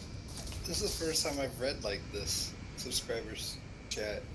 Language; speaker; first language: English; native; English